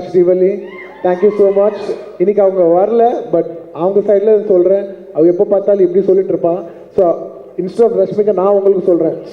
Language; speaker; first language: Tamil; non-native, fluent; Telugu